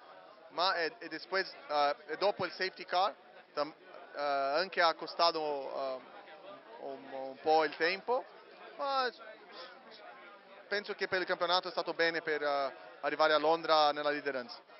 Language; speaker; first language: Italian; non-native, learner; Portuguese